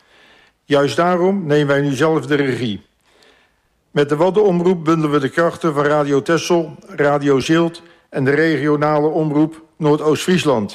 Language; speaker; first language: Dutch; native; Dutch